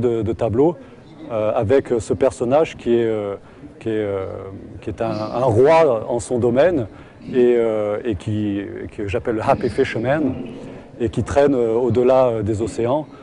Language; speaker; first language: French; native; French